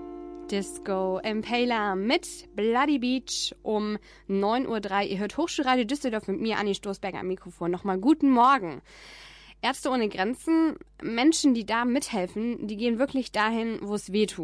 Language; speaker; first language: German; native; German